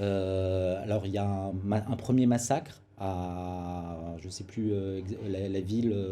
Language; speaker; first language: French; native; French